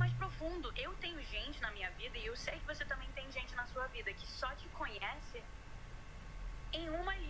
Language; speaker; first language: Portuguese; early bilingual, heritage; Portuguese